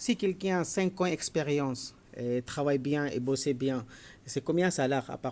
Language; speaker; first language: French; non-native, learner; Hindi